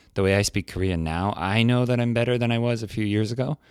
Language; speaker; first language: English; native; English